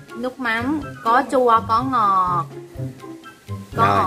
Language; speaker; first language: Vietnamese; non-native, learner; Thai